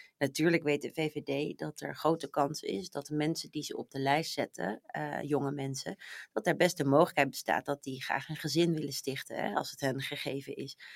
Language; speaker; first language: Dutch; native; Dutch